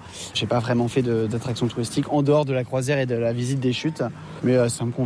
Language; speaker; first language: French; native; French